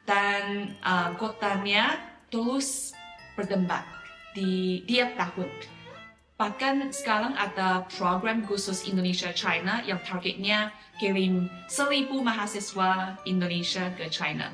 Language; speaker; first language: Indonesian; non-native, fluent; Chinese